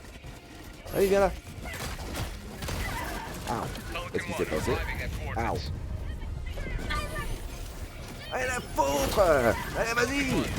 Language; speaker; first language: French; native; French